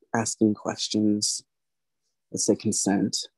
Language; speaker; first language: English; native; English